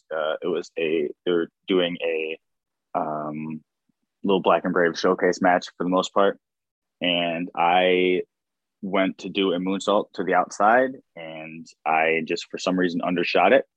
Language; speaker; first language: English; native; English